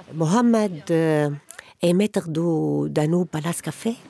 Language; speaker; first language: French; non-native, learner; Arabic